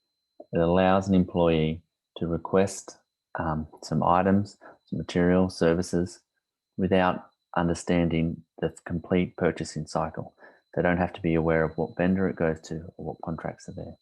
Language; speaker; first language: English; native; English